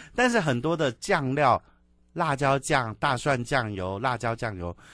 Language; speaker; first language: Chinese; native; Chinese